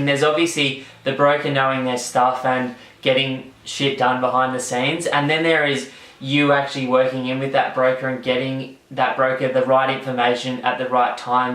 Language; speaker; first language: English; native; English